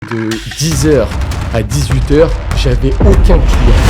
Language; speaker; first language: French; native; French